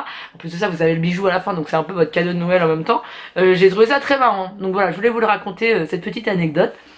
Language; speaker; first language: French; native; French